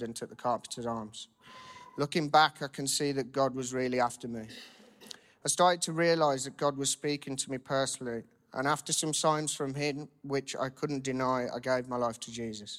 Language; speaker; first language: English; native; English